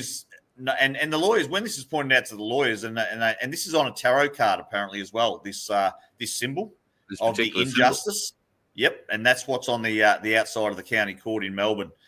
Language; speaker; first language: English; native; English